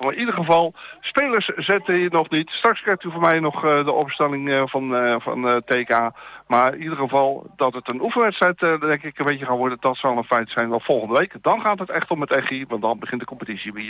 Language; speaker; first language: Dutch; native; Dutch